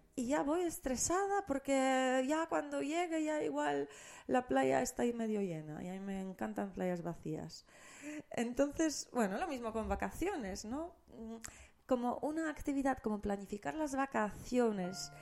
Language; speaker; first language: Spanish; non-native, fluent; Polish